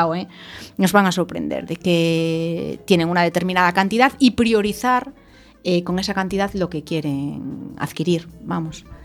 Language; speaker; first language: Spanish; native; Spanish